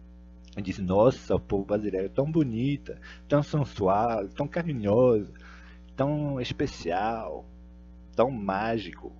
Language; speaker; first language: Portuguese; non-native, fluent; Russian